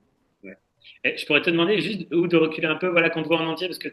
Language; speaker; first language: French; native; French